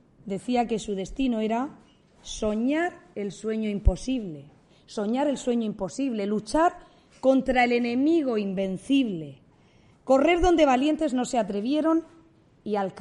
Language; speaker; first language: Spanish; native; Spanish